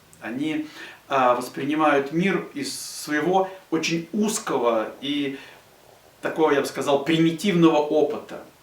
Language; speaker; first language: Russian; native; Russian